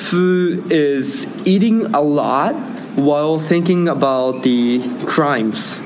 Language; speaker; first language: English; non-native, learner; Japanese